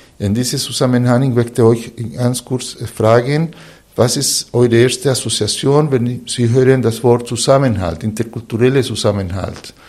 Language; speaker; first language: German; non-native, fluent; Spanish